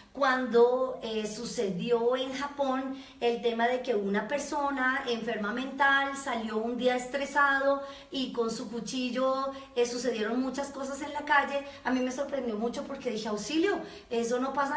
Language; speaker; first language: Spanish; native; Spanish